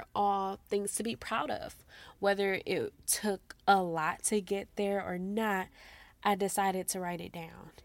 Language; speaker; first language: English; native; English